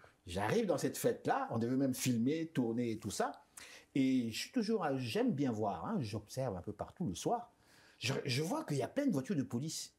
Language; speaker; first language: French; non-native, local second language; Lingala